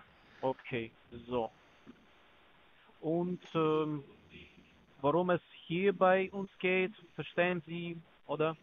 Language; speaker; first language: German; non-native, learner; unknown